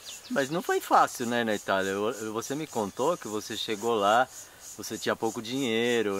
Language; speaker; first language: Portuguese; native; Portuguese